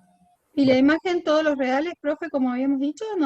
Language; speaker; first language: Spanish; native; Spanish